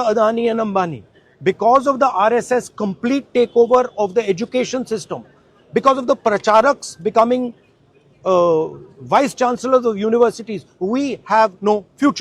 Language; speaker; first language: English; non-native, local second language; Hindi